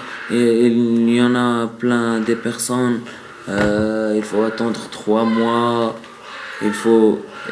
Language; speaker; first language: French; non-native, learner; Arabic